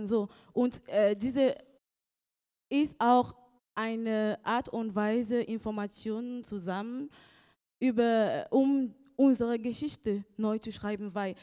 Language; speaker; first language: German; non-native, learner; French